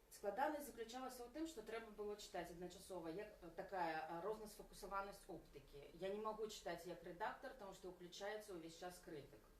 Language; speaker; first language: Belarusian; non-native, local second language; Russian